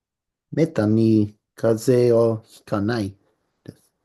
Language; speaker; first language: Japanese; non-native, learner; English